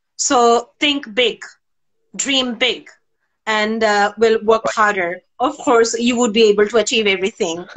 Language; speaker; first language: English; non-native, local second language; Bangla